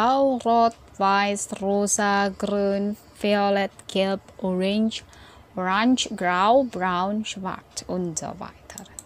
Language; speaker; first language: German; non-native, fluent; Indonesian